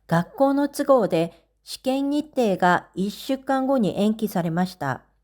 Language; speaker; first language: Japanese; non-native, fluent; Korean